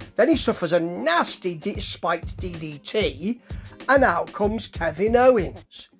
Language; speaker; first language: English; native; English